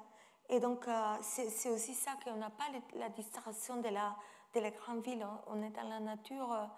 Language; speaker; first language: French; non-native, fluent; Italian